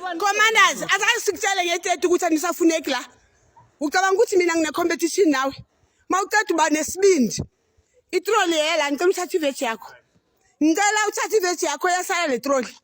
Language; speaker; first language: Zulu; native; Zulu